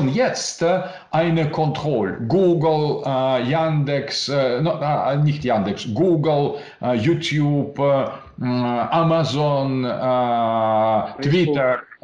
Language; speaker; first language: German; non-native, learner; Russian